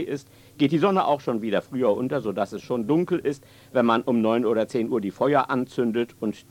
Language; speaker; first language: German; native; German